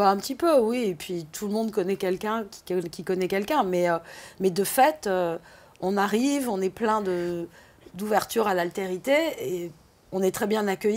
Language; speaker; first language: French; native; French